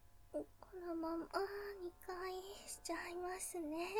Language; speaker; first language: Japanese; native; Japanese